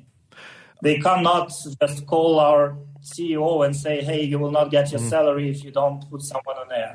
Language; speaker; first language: English; non-native, fluent; Russian